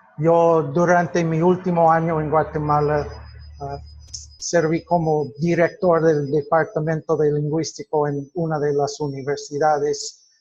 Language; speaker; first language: Spanish; non-native, fluent; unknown